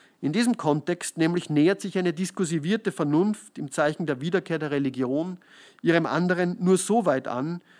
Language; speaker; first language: German; native; German